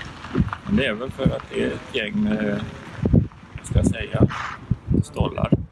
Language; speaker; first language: Swedish; native; Swedish